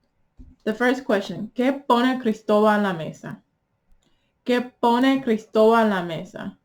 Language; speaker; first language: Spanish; early bilingual, heritage; Spanish